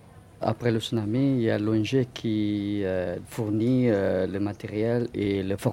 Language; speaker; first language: French; non-native, fluent; Indonesian